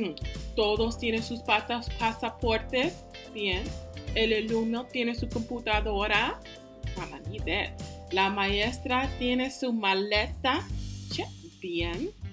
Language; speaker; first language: Spanish; non-native, fluent; English